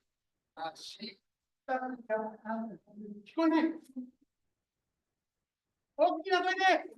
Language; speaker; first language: Japanese; native; Japanese